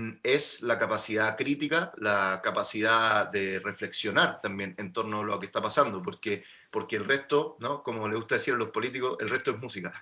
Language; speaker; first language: Spanish; native; Spanish